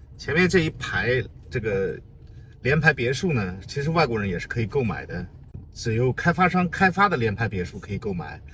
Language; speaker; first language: Chinese; native; Chinese